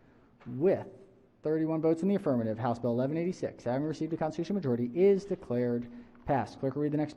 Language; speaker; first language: English; native; English